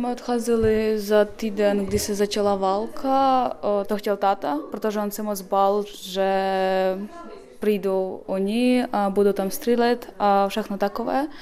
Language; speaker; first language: Czech; non-native, learner; Ukrainian